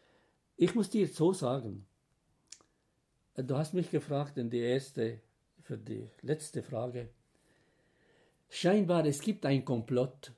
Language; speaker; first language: German; non-native, fluent; Arabic